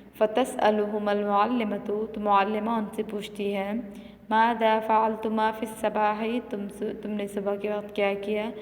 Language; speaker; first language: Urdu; non-native, local second language; Pashto